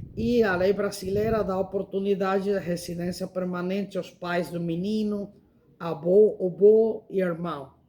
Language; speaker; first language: Portuguese; non-native, learner; Spanish